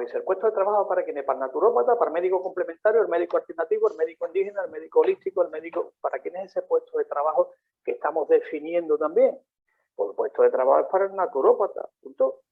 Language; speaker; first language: Spanish; native; Spanish